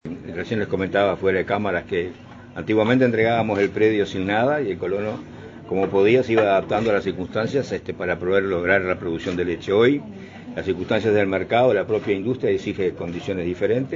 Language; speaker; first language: Spanish; native; Spanish